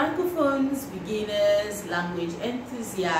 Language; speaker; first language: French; non-native, fluent; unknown